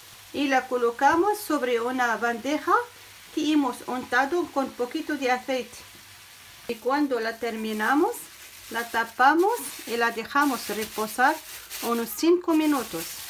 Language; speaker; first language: Spanish; non-native, fluent; Arabic